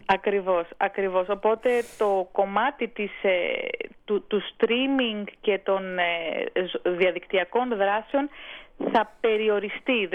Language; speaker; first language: Greek; native; Greek